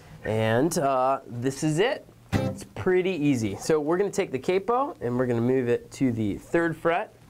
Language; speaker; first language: English; native; English